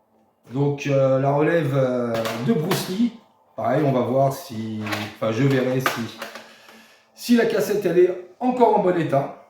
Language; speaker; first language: French; native; French